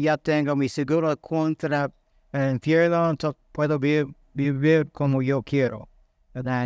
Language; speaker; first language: Spanish; non-native, fluent; English